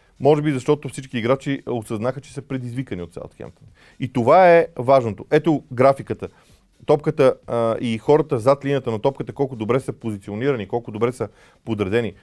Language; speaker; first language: Bulgarian; native; Bulgarian